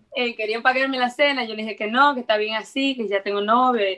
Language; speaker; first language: Spanish; early bilingual, heritage; Spanish